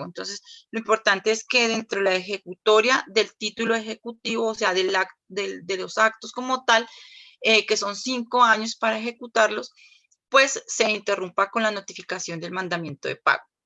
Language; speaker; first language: Spanish; native; Spanish